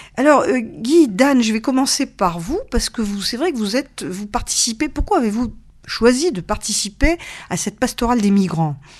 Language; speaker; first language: French; native; French